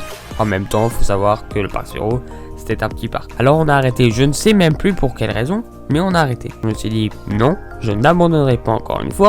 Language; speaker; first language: French; native; French